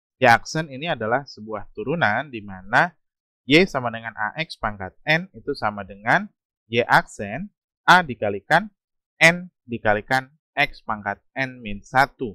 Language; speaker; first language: Indonesian; native; Indonesian